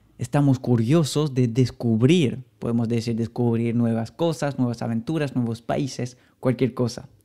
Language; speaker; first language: Spanish; non-native, fluent; French